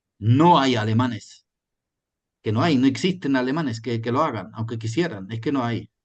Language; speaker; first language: Spanish; non-native, fluent; German